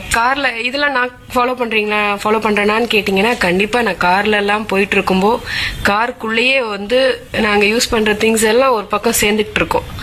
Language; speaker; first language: Tamil; non-native, local second language; Malayalam